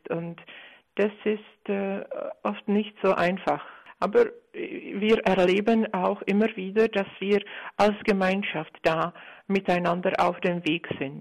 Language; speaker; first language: German; non-native, fluent; Czech